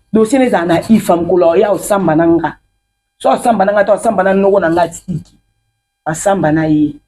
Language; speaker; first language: Lingala; non-native, local second language; Kongo